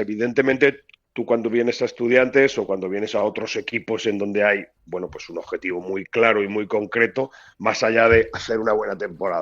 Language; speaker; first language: Spanish; native; Spanish